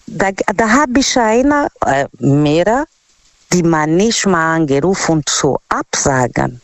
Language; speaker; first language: German; non-native, learner; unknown